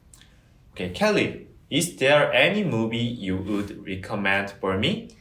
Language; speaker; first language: English; non-native, fluent; Korean